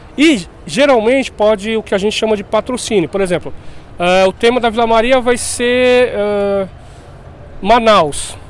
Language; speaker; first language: Portuguese; native; Portuguese